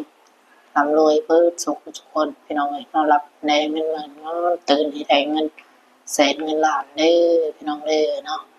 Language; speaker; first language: Thai; non-native, local second language; Lao